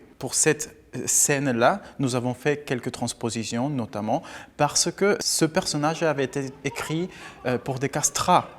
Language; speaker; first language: French; non-native, fluent; Spanish